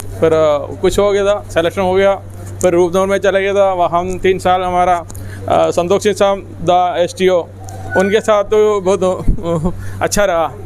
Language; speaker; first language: Hindi; non-native, local second language; Malayalam